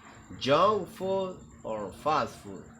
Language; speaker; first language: English; non-native, learner; Spanish